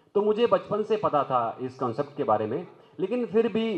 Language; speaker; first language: Hindi; native; Hindi